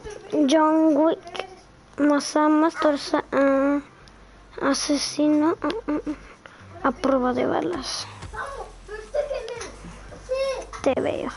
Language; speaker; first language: Spanish; native; Spanish